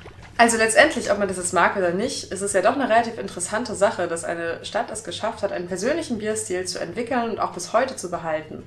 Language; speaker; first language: German; native; German